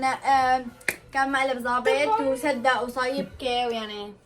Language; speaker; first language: Arabic; native; Arabic